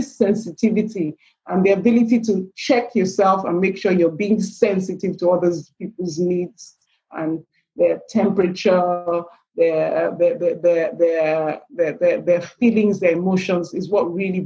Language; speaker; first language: English; non-native, local second language; Yoruba